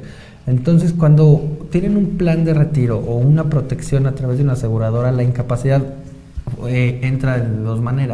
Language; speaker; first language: Spanish; native; Spanish